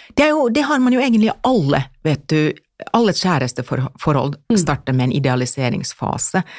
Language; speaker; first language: Norwegian; non-native, fluent; Finnish